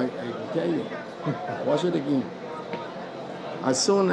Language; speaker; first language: English; native; English